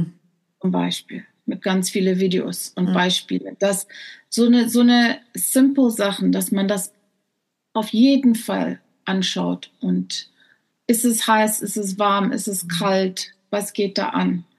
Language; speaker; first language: German; non-native, fluent; English